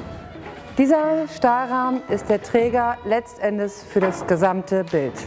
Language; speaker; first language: German; native; German